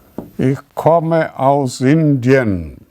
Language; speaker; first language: German; non-native, learner; Malayalam